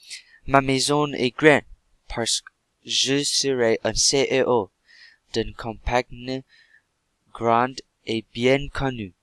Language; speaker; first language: French; non-native, learner; English